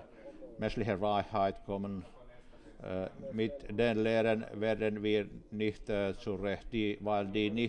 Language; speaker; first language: German; non-native, fluent; Finnish